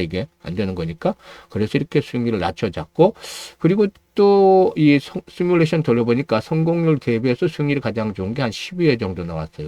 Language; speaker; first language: Korean; native; Korean